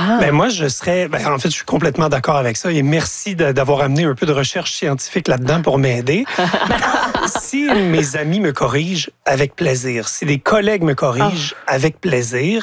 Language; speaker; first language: French; native; French